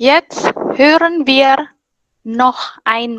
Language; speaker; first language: German; non-native, fluent; Indonesian